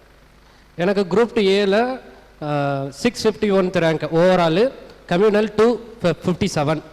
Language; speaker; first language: Tamil; native; Tamil